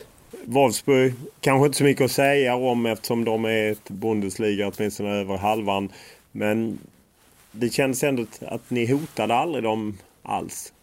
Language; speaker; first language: Swedish; native; Swedish